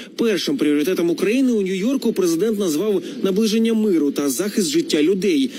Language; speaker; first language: Ukrainian; native; Ukrainian